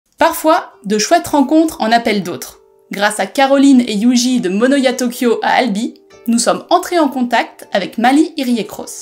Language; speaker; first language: French; native; French